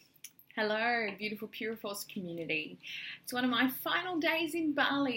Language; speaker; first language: English; native; English